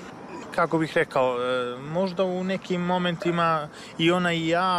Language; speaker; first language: Serbian; native; Serbian